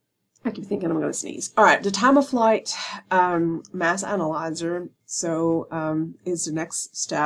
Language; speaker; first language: English; native; English